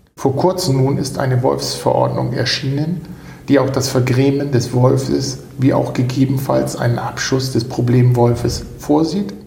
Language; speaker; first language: German; native; German